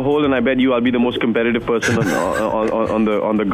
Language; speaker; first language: English; non-native, local second language; Hindi